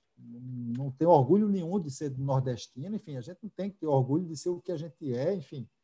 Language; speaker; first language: Portuguese; native; Portuguese